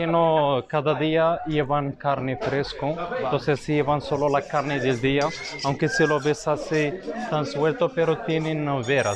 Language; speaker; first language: Spanish; non-native, fluent; Arabic